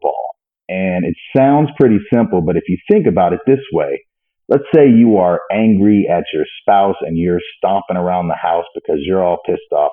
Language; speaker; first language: English; native; English